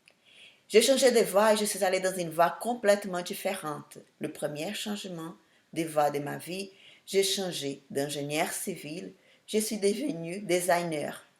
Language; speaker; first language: French; non-native, fluent; Portuguese